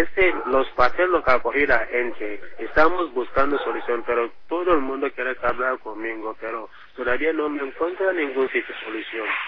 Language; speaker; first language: Spanish; non-native, learner; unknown